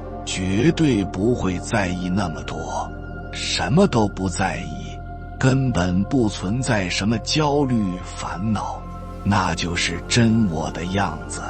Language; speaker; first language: Chinese; native; Chinese